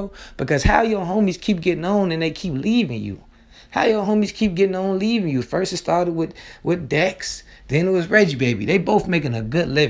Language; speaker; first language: English; native; English